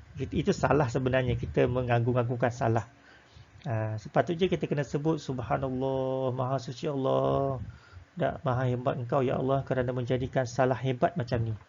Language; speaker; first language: Malay; native; Malay